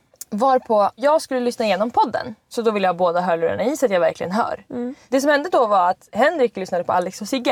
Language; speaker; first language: Swedish; native; Swedish